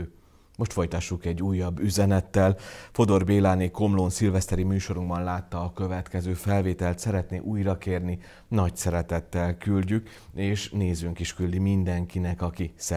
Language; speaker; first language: Hungarian; native; Hungarian